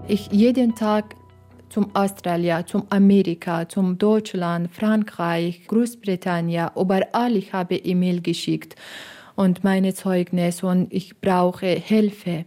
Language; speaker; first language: German; non-native, learner; Persian